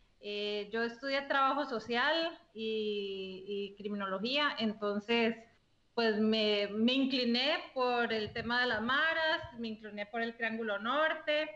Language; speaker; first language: Spanish; native; Spanish